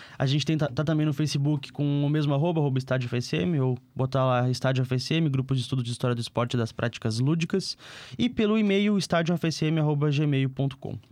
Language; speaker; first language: Portuguese; native; Portuguese